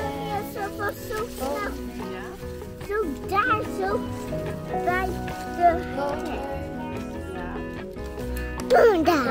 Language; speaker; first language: Dutch; early bilingual, heritage; Dutch